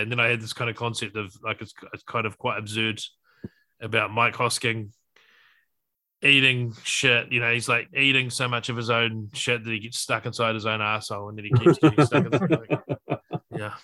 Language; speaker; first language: English; native; English